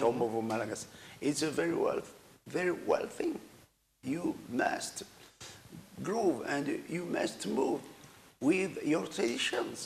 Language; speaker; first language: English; non-native, learner; Malagasy